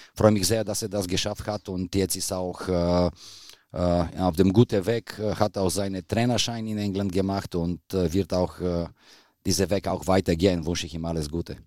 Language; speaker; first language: German; non-native, fluent; Bulgarian